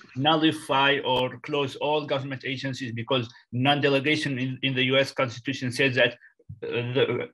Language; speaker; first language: English; non-native, fluent; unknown